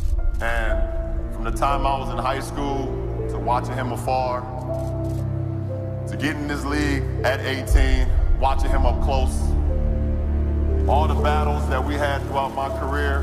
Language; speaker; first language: English; native; English